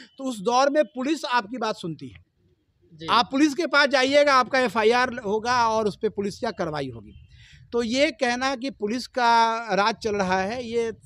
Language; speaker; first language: Hindi; native; Hindi